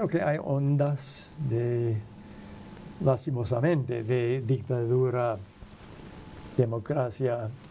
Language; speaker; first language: Spanish; non-native, fluent; English